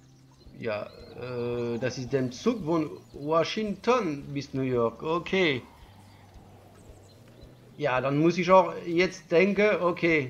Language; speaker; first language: German; non-native, learner; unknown